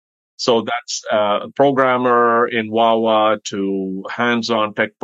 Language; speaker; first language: English; non-native, local second language; Tamil